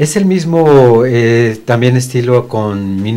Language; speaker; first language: Spanish; native; Spanish